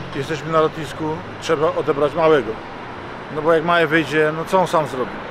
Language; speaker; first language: Polish; native; Polish